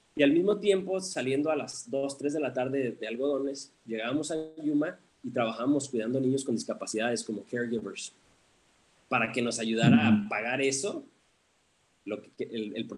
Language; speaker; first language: Spanish; early bilingual, heritage; Spanish